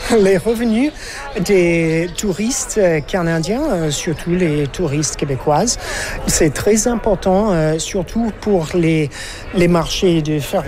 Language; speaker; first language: French; non-native, fluent; English